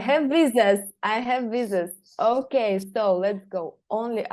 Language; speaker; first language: English; non-native, fluent; Russian